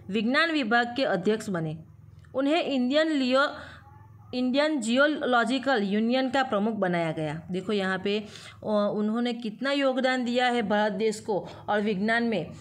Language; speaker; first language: Hindi; non-native, local second language; Gujarati